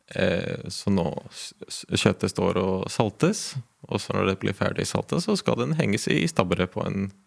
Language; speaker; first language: Norwegian; non-native, fluent; Latvian